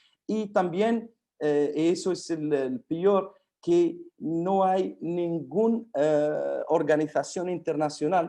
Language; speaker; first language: Spanish; non-native, fluent; Arabic